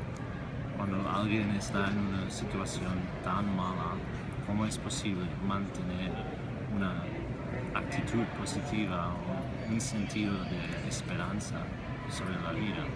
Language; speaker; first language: Spanish; non-native, fluent; English